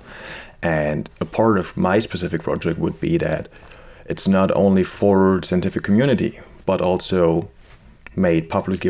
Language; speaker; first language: English; non-native, fluent; German